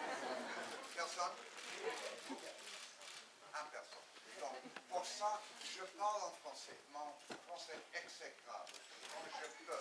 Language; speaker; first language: French; non-native, learner; English